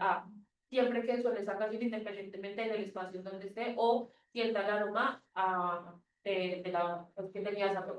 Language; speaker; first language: Spanish; native; Spanish